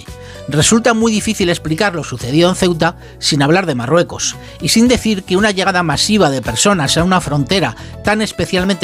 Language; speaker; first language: Spanish; native; Spanish